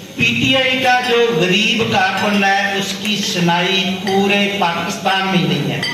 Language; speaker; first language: Urdu; non-native, local second language; Punjabi